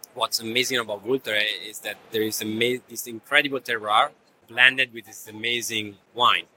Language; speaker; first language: English; non-native, fluent; Italian